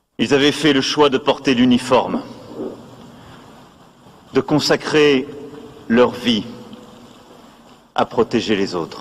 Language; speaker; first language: French; native; French